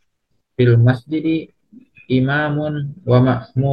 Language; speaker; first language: Arabic; non-native, learner; Indonesian